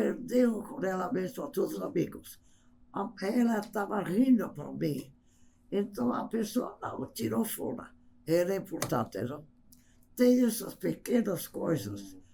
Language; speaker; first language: Portuguese; non-native, fluent; English